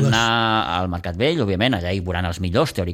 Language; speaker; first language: Catalan; native; Catalan